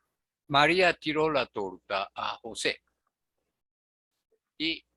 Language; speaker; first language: Spanish; non-native, fluent; Japanese